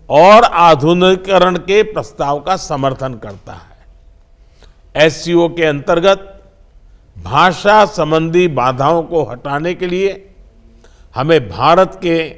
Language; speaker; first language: Hindi; non-native, local second language; Gujarati